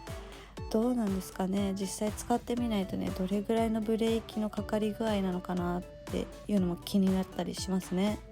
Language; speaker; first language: Japanese; native; Japanese